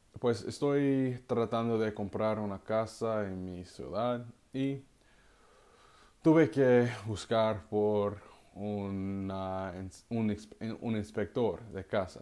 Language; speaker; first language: Spanish; non-native, learner; English